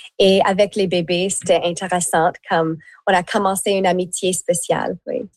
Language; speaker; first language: French; native; French